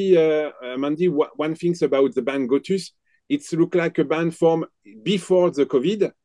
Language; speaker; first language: English; non-native, learner; French